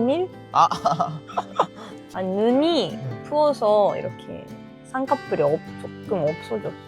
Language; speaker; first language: Korean; non-native, learner; Japanese